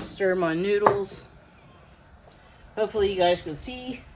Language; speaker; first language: English; native; English